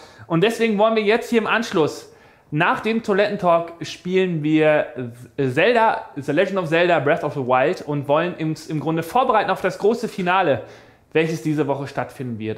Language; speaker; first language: German; native; German